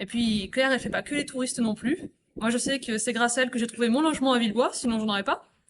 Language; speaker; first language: French; native; French